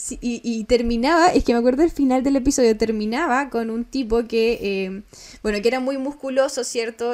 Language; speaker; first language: Spanish; native; Spanish